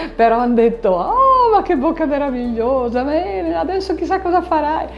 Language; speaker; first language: Italian; native; Italian